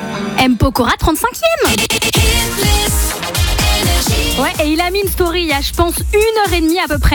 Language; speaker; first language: French; native; French